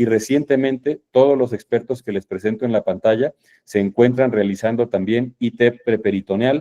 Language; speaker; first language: Spanish; native; Spanish